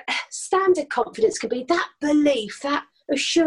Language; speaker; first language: English; native; English